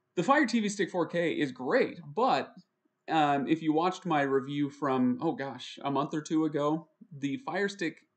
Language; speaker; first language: English; native; English